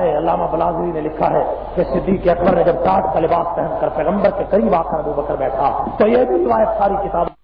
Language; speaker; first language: Urdu; non-native, local second language; Punjabi